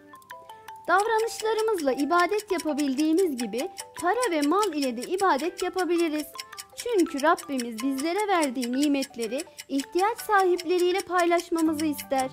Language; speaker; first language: Turkish; native; Turkish